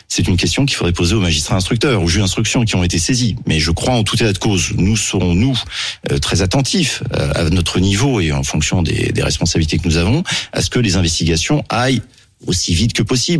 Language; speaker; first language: French; native; French